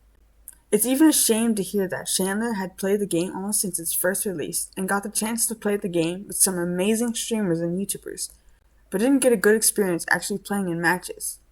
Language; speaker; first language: English; native; English